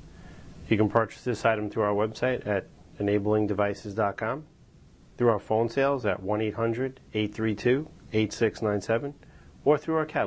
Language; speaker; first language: English; native; English